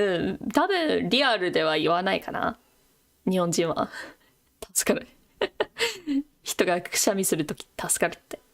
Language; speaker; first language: Japanese; non-native, fluent; English